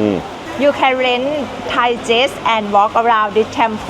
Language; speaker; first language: English; non-native, learner; Thai